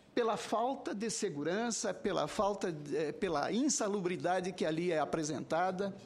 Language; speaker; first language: Portuguese; native; Portuguese